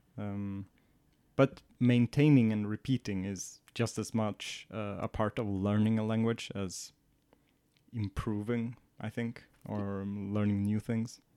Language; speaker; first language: English; non-native, fluent; Swedish